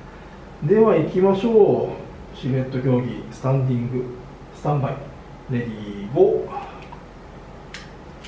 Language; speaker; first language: Japanese; native; Japanese